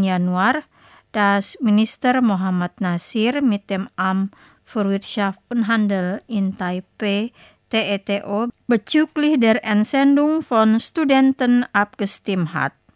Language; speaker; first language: German; non-native, fluent; Indonesian